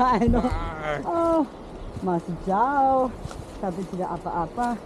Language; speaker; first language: Indonesian; non-native, learner; English